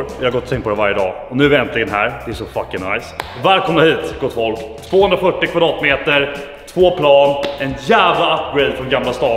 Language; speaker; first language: Swedish; native; Swedish